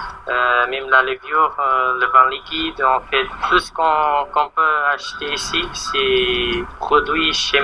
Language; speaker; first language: French; non-native, learner; Portuguese